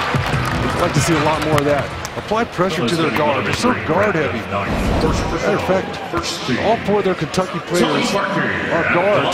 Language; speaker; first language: English; native; English